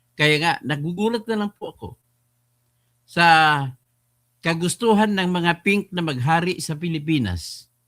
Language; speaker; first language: Filipino; non-native, local second language; Hiligaynon